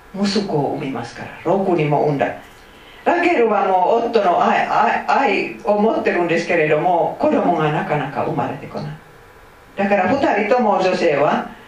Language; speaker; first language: Japanese; non-native, fluent; Finnish